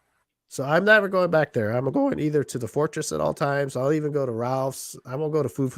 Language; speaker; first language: English; native; English